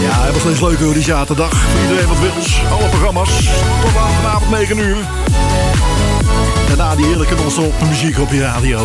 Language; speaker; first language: Dutch; native; Dutch